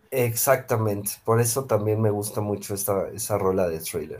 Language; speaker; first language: Spanish; native; Spanish